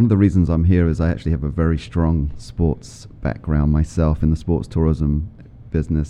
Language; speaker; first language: English; native; English